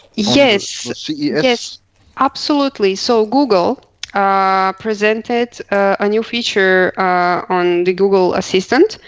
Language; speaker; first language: English; non-native, fluent; Croatian